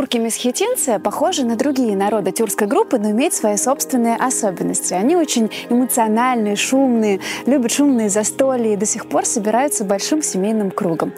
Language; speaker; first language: Russian; native; Russian